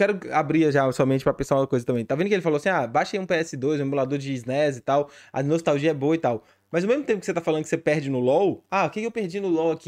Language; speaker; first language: Portuguese; native; Portuguese